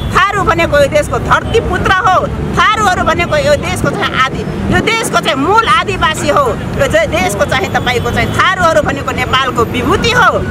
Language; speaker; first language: Nepali; non-native, local second language; Rana Tharu